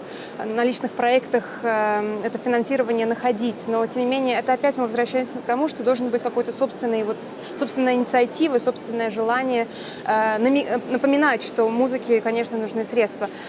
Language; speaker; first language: Russian; native; Russian